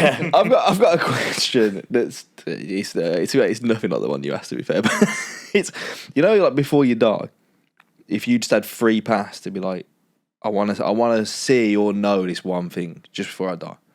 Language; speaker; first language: English; native; English